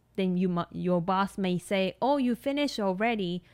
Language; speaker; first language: English; non-native, fluent; Japanese